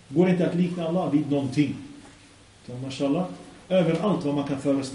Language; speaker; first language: Swedish; early bilingual, other home language; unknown